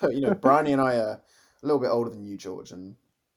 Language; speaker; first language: English; native; English